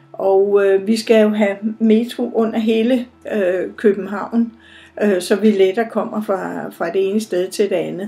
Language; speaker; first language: Danish; native; Danish